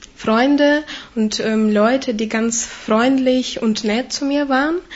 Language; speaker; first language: German; non-native, fluent; Russian